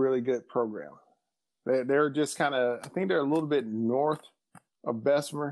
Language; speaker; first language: English; native; English